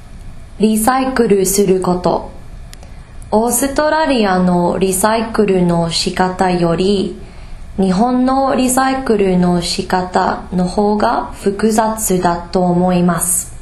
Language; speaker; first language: Japanese; non-native, learner; English